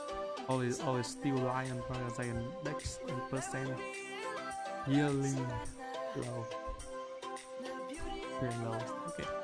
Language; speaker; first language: English; non-native, learner; Vietnamese